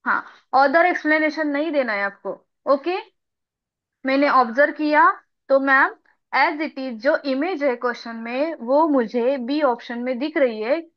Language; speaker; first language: Hindi; non-native, local second language; Marathi